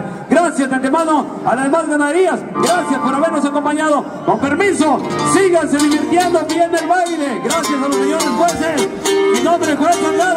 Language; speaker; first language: Spanish; native; Spanish